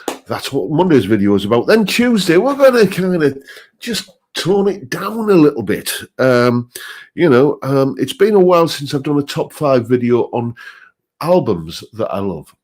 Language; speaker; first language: English; native; English